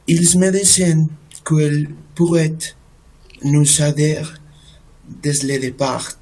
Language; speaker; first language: French; non-native, learner; Spanish